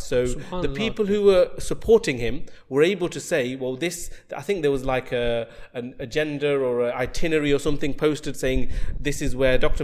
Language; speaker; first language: English; native; English